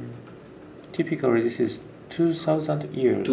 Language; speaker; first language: English; non-native, learner; Japanese